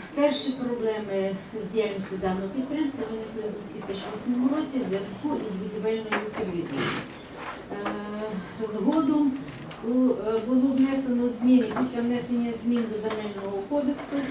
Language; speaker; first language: Ukrainian; native; Ukrainian